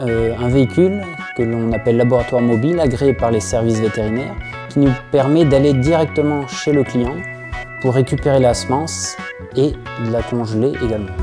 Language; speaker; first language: French; native; French